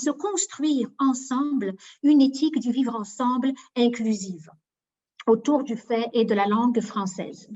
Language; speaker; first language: French; native; French